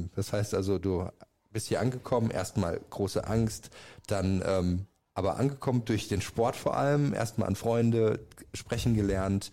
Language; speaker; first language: German; native; German